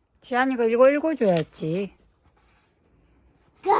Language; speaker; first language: Korean; native; Korean